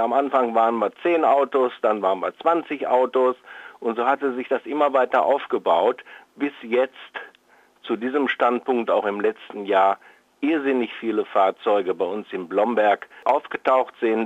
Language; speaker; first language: German; native; German